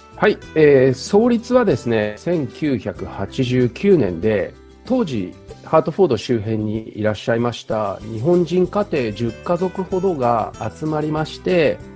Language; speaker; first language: Japanese; native; Japanese